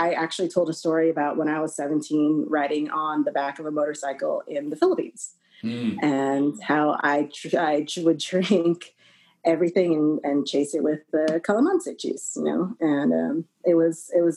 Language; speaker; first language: English; early bilingual, other home language; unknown